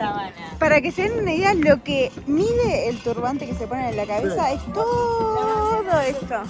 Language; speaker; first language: Spanish; native; Spanish